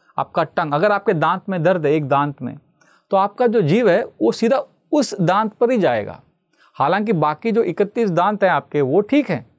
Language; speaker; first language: Hindi; non-native, local second language; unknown